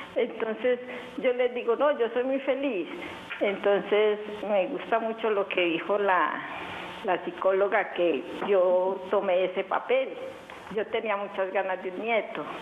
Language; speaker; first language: Spanish; native; Spanish